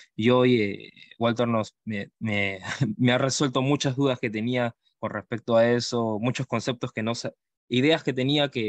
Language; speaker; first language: Spanish; native; Spanish